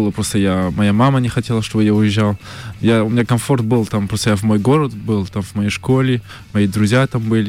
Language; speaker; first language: Russian; early bilingual, heritage; French